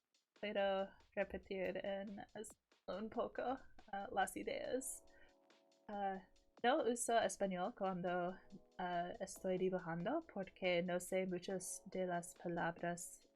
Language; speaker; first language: Spanish; non-native, learner; English